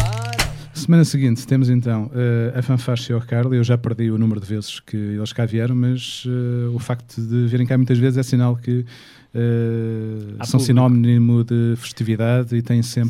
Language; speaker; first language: Portuguese; native; Portuguese